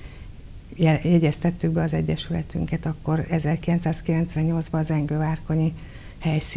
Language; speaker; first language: Hungarian; native; Hungarian